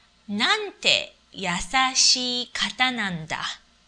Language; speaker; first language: Japanese; native; Japanese